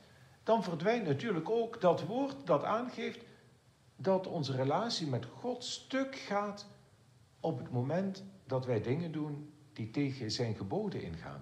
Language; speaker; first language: Dutch; native; Dutch